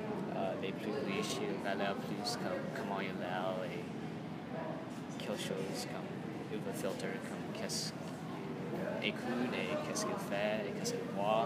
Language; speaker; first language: French; non-native, learner; English